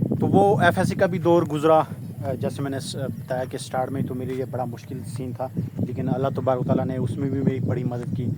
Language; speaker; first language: Urdu; non-native, local second language; Pashto